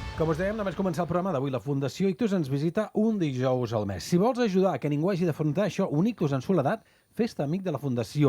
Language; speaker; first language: Catalan; native; Catalan